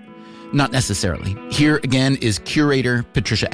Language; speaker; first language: English; native; English